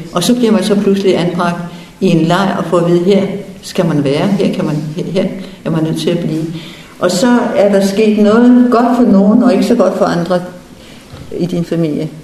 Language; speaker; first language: Danish; native; Danish